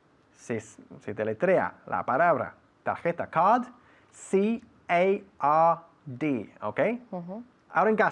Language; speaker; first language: Spanish; non-native, fluent; English